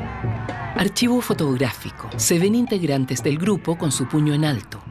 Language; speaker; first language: Spanish; native; Spanish